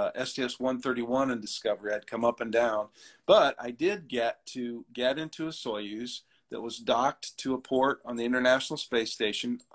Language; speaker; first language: English; native; English